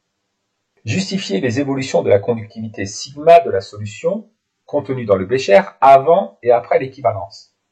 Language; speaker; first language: French; native; French